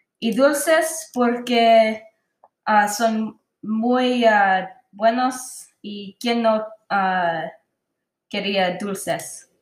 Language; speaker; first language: Spanish; non-native, learner; English